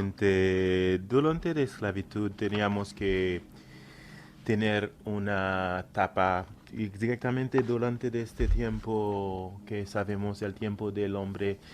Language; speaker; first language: Spanish; non-native, fluent; Haitian Creole